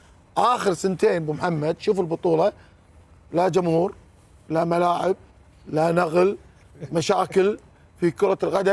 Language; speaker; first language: Arabic; native; Arabic